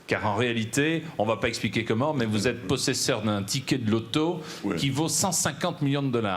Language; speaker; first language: French; native; French